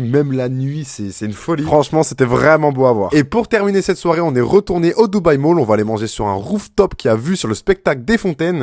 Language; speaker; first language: French; native; French